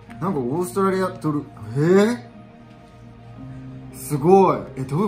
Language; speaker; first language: Japanese; native; Japanese